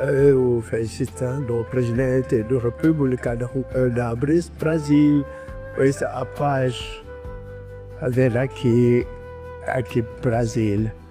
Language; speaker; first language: Portuguese; non-native, learner; Lingala